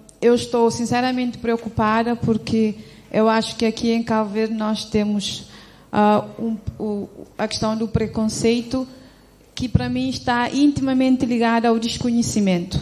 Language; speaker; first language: Portuguese; non-native, local second language; Kabuverdianu